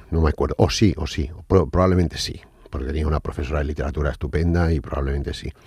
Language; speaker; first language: Spanish; non-native, fluent; Arabic